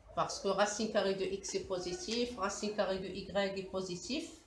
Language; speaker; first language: French; non-native, local second language; Arabic